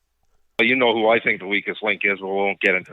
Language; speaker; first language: English; native; English